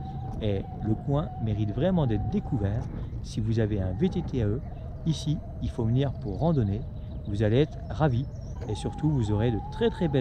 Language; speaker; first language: French; native; French